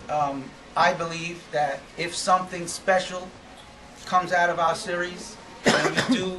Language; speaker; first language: English; native; English